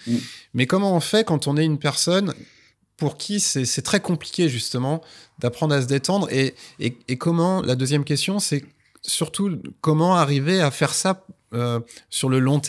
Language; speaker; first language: French; native; French